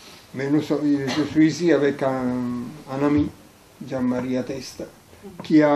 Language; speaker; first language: French; non-native, fluent; Italian